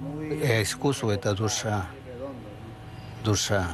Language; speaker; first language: Russian; non-native, learner; Spanish